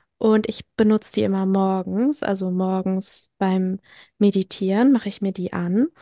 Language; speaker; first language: German; early bilingual, other home language; French